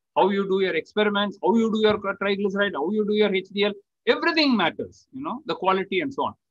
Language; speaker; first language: English; non-native, local second language; Tamil